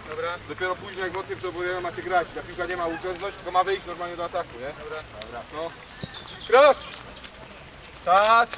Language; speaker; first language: Polish; native; Polish